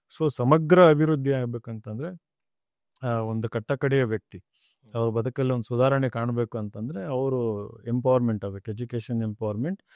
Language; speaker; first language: Kannada; native; Kannada